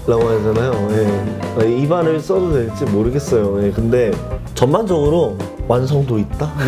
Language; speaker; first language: Korean; native; Korean